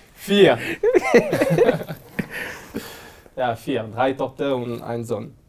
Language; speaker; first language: German; non-native, learner; French